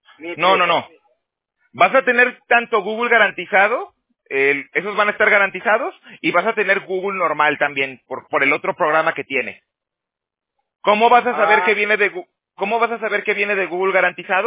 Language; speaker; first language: Spanish; native; Spanish